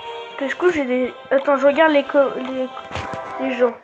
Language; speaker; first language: French; native; French